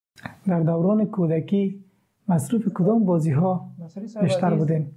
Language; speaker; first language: Persian; native; Persian